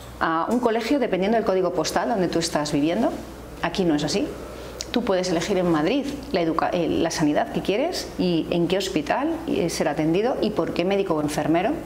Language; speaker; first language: Spanish; native; Spanish